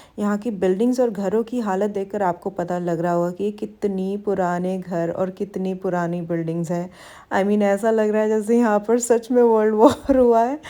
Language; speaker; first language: Hindi; native; Hindi